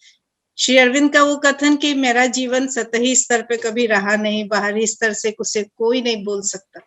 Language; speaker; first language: Hindi; native; Hindi